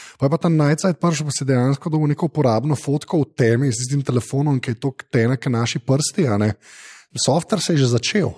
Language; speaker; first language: Slovenian; native; Slovenian